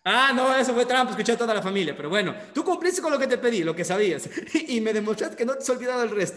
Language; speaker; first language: Spanish; native; Spanish